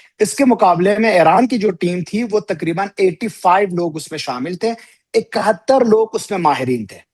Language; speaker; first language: Urdu; non-native, local second language; Balti